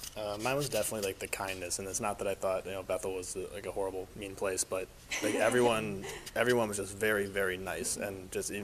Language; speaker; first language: English; native; English